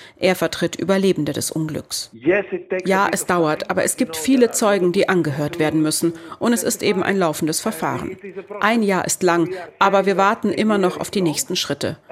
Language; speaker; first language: German; native; German